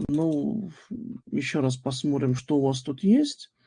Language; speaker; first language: Russian; native; Russian